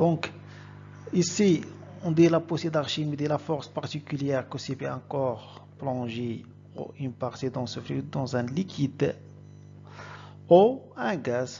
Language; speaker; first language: French; non-native, local second language; Arabic